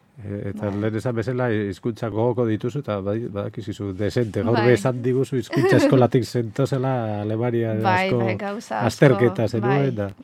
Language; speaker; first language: Basque; native; Basque